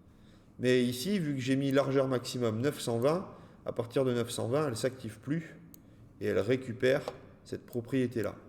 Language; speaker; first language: French; native; French